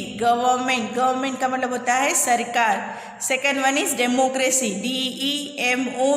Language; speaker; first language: Hindi; native; Hindi